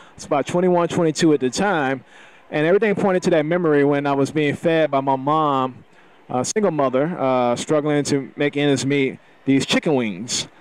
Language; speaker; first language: English; native; English